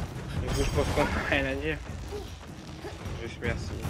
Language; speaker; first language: French; native; French